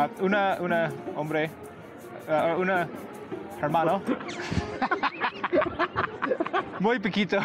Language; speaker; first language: Spanish; non-native, learner; English